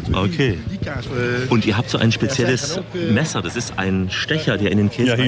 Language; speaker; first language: German; native; German